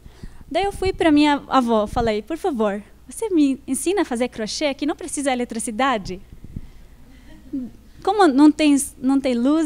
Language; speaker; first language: Portuguese; non-native, fluent; Arabic